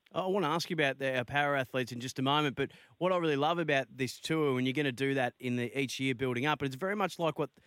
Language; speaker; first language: English; native; English